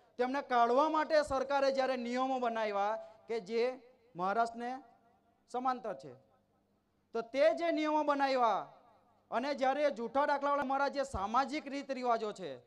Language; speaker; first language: Gujarati; non-native, local second language; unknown